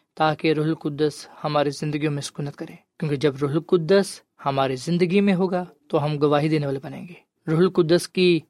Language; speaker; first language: Urdu; non-native, local second language; Punjabi